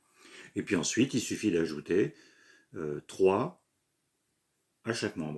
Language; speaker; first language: French; native; French